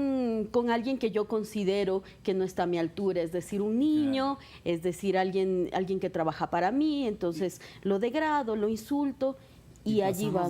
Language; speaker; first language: Spanish; native; Spanish